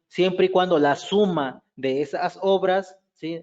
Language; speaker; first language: Spanish; native; Spanish